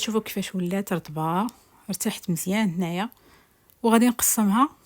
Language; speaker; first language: Arabic; native; Arabic